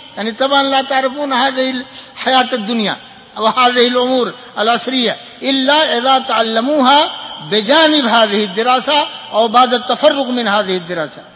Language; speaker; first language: Arabic; non-native, fluent; Urdu